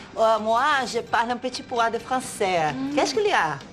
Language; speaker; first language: French; non-native, learner; Portuguese